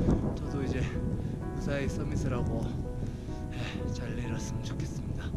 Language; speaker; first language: Korean; native; Korean